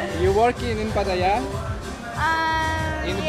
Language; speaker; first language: English; non-native, learner; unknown